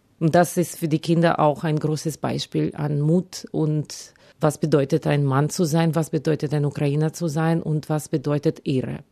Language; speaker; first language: German; non-native, fluent; Ukrainian